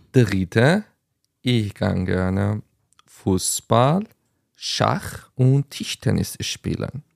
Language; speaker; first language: German; non-native, fluent; Azerbaijani